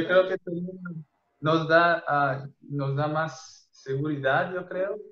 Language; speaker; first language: Spanish; non-native, fluent; Portuguese